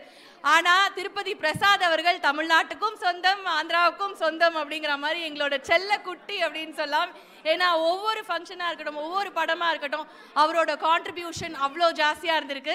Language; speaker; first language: Tamil; native; Tamil